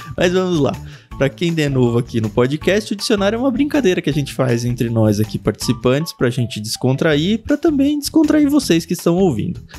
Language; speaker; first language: Portuguese; native; Portuguese